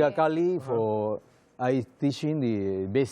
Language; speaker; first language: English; non-native, learner; Spanish